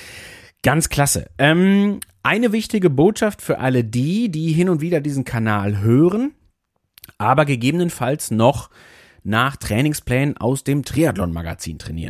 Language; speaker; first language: German; native; German